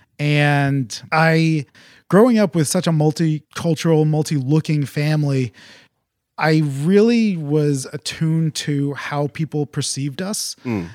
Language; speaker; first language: English; native; English